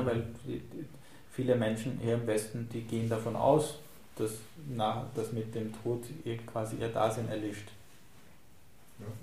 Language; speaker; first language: German; native; German